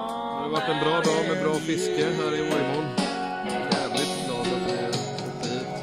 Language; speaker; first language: Swedish; native; Swedish